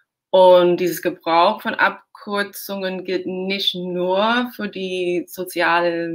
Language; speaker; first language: German; non-native, fluent; English